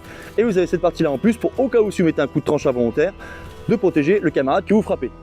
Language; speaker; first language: French; native; French